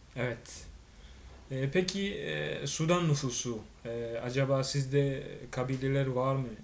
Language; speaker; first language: Turkish; non-native, fluent; Swahili